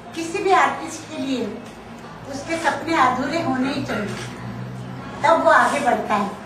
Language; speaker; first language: Hindi; non-native, local second language; Marathi